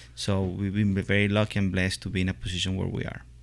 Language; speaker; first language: English; non-native, fluent; Spanish